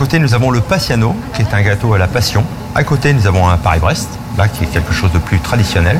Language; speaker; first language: French; native; French